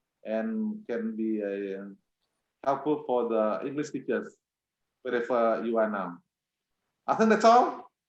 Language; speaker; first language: English; non-native, fluent; Indonesian